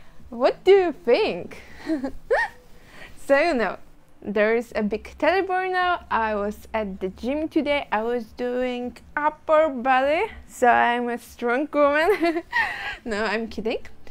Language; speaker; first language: English; non-native, fluent; Polish